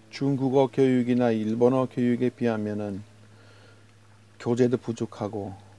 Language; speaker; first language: Korean; non-native, fluent; English